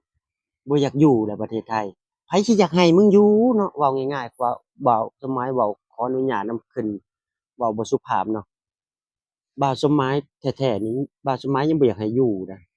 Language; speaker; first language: Thai; non-native, local second language; Northeastern Thai